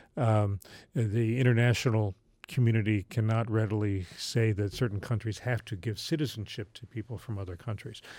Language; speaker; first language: English; native; English